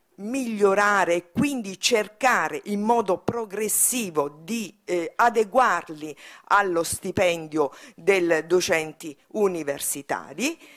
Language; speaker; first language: Italian; native; Italian